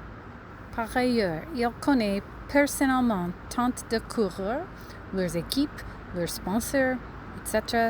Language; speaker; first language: French; non-native, learner; English